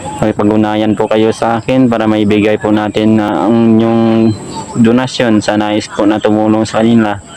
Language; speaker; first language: Filipino; non-native, local second language; Cebuano